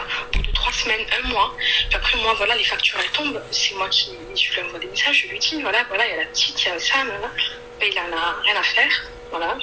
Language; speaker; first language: French; early bilingual, other home language; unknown